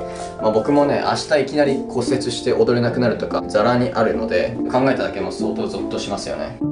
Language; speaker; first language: Japanese; native; Japanese